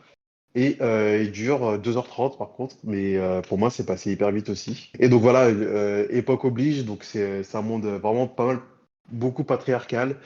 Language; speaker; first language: French; native; French